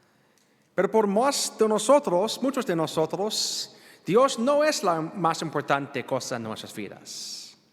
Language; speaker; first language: Spanish; non-native, learner; English